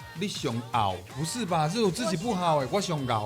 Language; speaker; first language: Chinese; native; Chinese